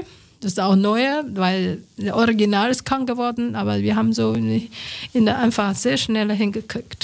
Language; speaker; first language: German; non-native, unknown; Chinese